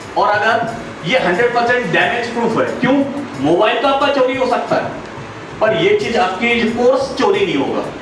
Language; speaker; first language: Hindi; native; Hindi